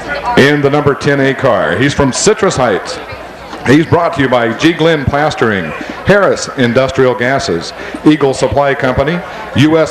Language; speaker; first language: English; native; English